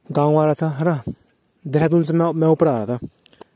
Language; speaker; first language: Hindi; native; Hindi